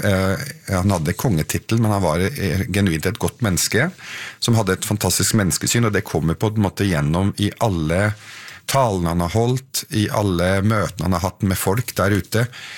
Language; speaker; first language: Norwegian; early bilingual, other home language; Arabic